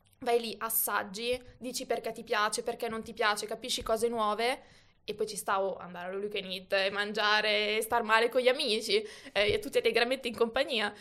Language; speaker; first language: Italian; native; Italian